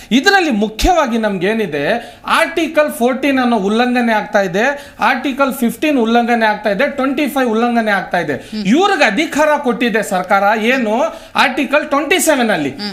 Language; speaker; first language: Kannada; non-native, local second language; Urdu